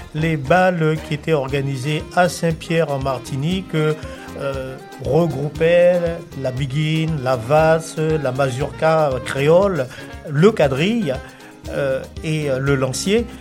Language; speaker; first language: French; native; French